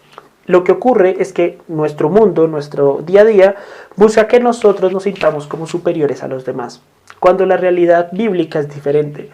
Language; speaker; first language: Spanish; native; Spanish